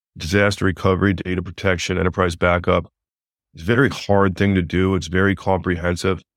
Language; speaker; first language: English; native; English